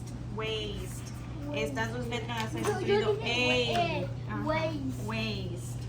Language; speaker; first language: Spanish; early bilingual, heritage; Spanish